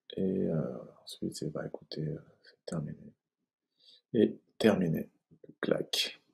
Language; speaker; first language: French; native; French